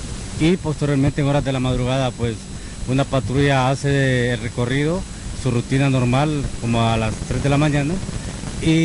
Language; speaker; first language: Spanish; native; Spanish